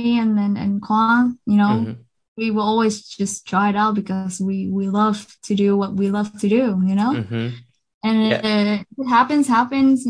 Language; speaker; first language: English; non-native, fluent; Vietnamese